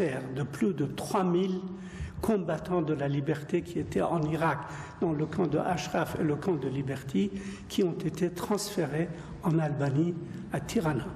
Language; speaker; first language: French; non-native, fluent; Persian